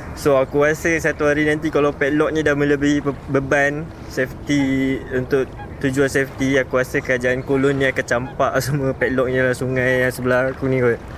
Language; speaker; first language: Malay; native; Malay